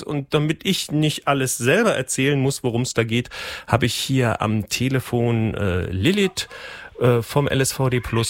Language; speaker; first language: German; native; German